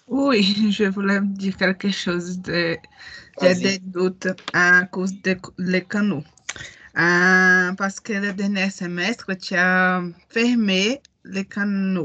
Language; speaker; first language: French; non-native, learner; Portuguese